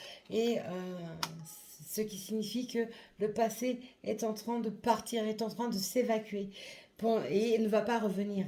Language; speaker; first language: French; native; French